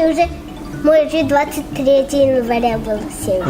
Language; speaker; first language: Russian; non-native, learner; Tajik